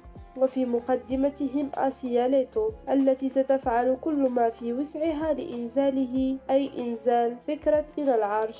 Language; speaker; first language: Arabic; native; Arabic